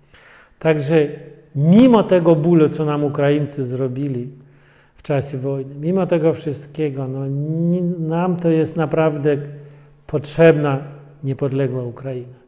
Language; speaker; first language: Polish; non-native, fluent; Russian